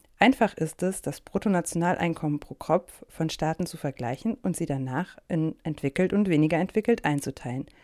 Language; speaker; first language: German; native; German